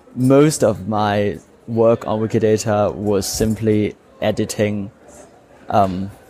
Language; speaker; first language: English; non-native, local second language; Cantonese